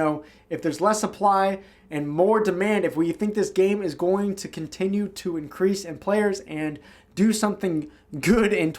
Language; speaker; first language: English; native; English